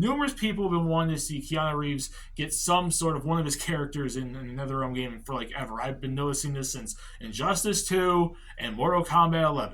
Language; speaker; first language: English; native; English